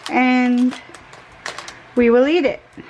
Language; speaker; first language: English; native; English